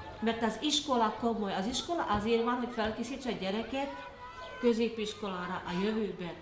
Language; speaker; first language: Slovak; non-native, local second language; Hungarian